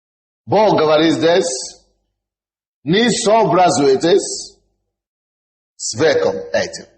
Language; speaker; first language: Russian; non-native, fluent; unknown